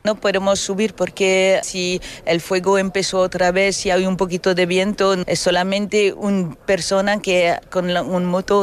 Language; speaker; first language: Spanish; non-native, learner; French